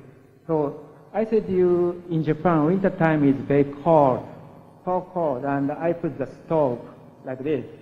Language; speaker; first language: English; non-native, learner; Japanese